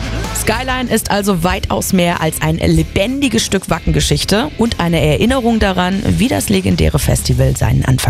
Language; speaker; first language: German; native; German